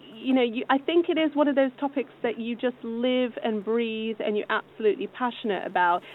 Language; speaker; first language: English; native; English